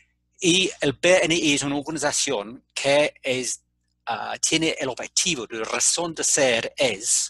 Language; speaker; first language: Spanish; non-native, fluent; English